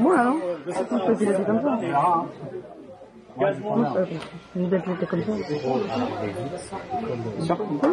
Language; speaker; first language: French; native; French